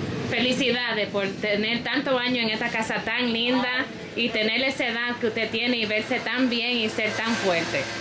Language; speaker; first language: Spanish; early bilingual, heritage; Spanish